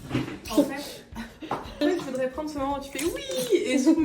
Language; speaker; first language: French; native; French